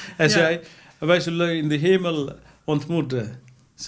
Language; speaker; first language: Dutch; non-native, fluent; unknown